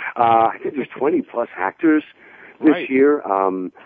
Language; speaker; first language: English; native; English